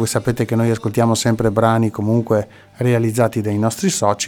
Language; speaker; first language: Italian; native; Italian